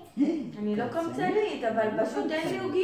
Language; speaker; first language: Hebrew; native; Hebrew